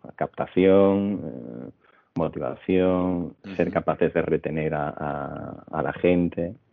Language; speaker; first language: Spanish; native; Spanish